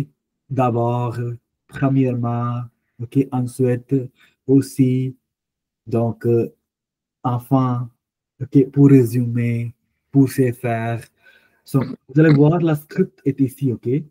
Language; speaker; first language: French; non-native, fluent; Hindi